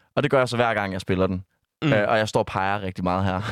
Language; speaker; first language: Danish; native; Danish